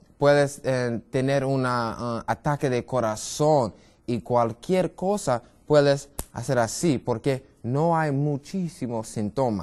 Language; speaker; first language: Spanish; non-native, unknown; English